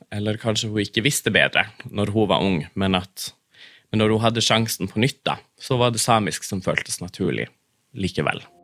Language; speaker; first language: Norwegian; non-native, local second language; Northern Sami